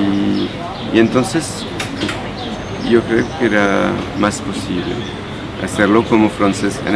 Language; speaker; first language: Spanish; non-native, fluent; French